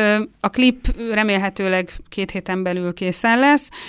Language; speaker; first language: Hungarian; native; Hungarian